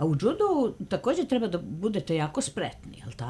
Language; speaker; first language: Croatian; native; Croatian